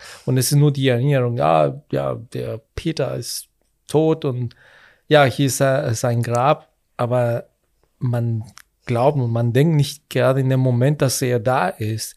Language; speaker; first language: German; non-native, fluent; Spanish